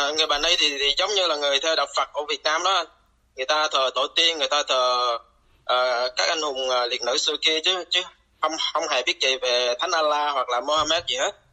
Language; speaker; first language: Vietnamese; non-native, local second language; Eastern Cham